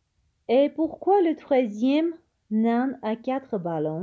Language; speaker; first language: French; non-native, fluent; Armenian